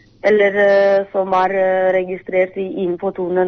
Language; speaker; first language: Norwegian; non-native, fluent; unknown